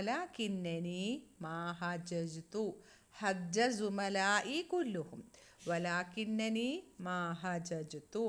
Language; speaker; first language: Arabic; non-native, fluent; Malayalam